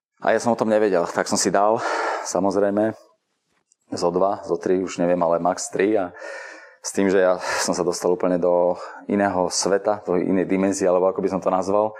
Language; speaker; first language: Slovak; native; Slovak